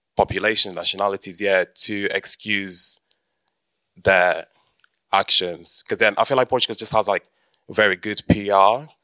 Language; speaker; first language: English; early bilingual, heritage; Portuguese